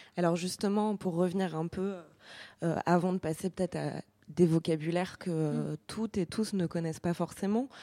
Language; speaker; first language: French; native; French